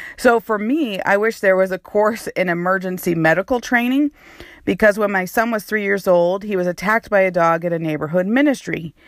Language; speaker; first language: English; native; English